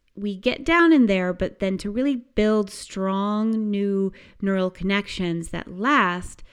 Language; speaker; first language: English; native; English